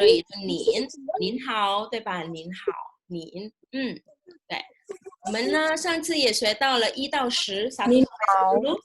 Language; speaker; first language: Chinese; non-native, fluent; Indonesian